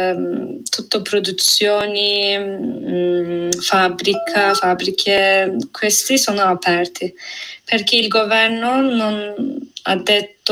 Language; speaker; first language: Italian; non-native, fluent; Turkish